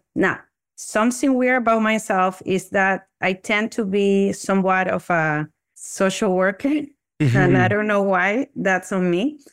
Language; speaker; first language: English; non-native, fluent; Spanish